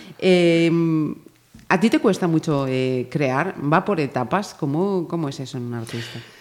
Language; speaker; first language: Spanish; native; Spanish